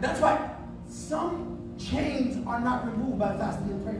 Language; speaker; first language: English; early bilingual, other home language; Spanish